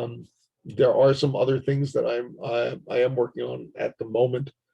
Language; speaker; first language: English; native; English